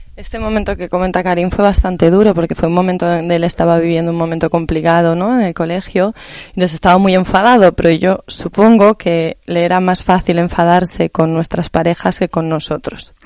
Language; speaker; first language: Spanish; native; Spanish